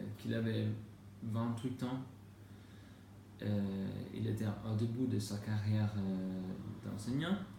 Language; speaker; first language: French; non-native, learner; Italian